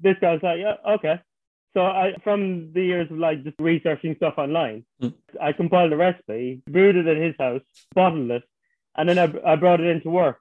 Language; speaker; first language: English; native; English